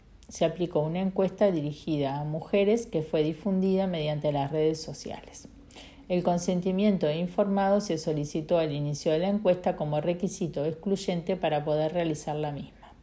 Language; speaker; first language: Spanish; native; Spanish